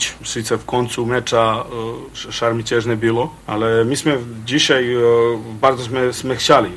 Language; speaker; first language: Polish; non-native, fluent; Croatian